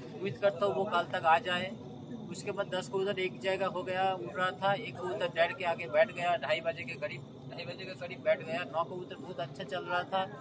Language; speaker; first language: Hindi; non-native, local second language; Bangla